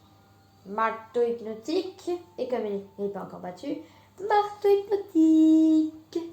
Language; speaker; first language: French; native; French